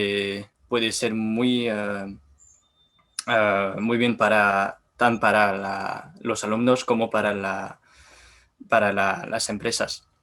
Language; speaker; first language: Spanish; non-native, learner; French